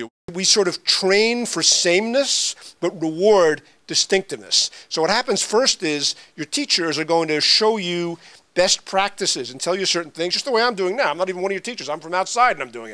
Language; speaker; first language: English; native; English